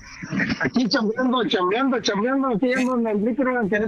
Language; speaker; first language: Spanish; native; Spanish